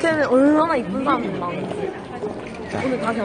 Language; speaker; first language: Korean; native; Korean